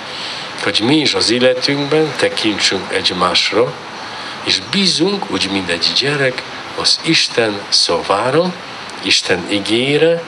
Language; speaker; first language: Hungarian; non-native, learner; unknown